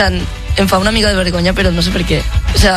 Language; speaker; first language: Catalan; non-native, local second language; Spanish